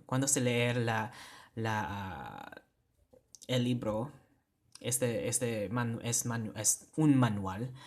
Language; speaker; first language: Spanish; non-native, learner; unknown